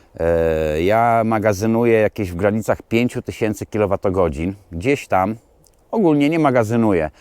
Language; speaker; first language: Polish; native; Polish